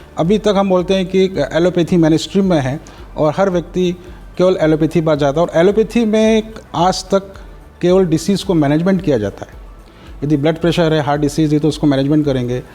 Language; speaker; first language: Hindi; native; Hindi